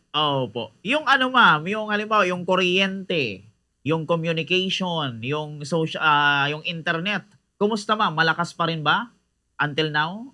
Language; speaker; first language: Filipino; non-native, local second language; Bikol